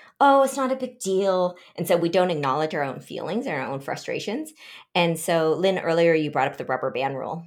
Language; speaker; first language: English; early bilingual, other home language; Vietnamese